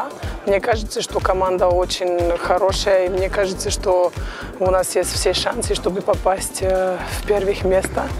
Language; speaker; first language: Russian; non-native, learner; Bulgarian